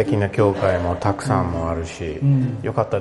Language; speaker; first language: Japanese; non-native, fluent; English